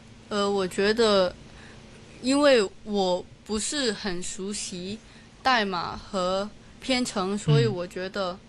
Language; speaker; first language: Chinese; non-native, local second language; Cantonese